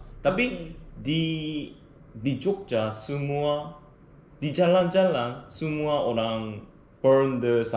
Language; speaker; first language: Indonesian; non-native, learner; Korean